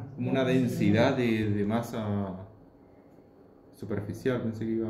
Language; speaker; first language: Spanish; native; Spanish